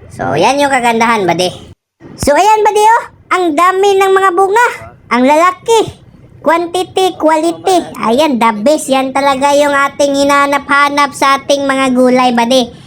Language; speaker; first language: Filipino; non-native, local second language; Cebuano